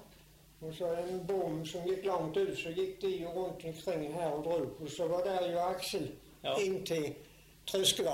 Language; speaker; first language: Swedish; native; Swedish